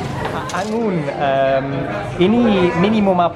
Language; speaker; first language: Indonesian; non-native, learner; English